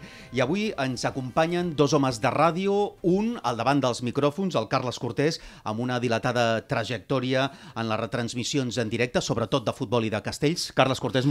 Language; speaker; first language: Catalan; native; Catalan